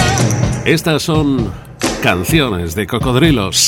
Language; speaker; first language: Spanish; native; Spanish